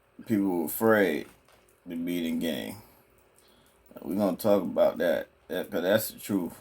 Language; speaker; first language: English; native; English